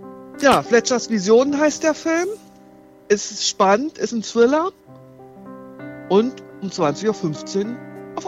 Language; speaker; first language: German; native; German